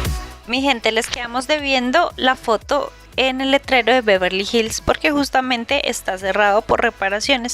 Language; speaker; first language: Spanish; native; Spanish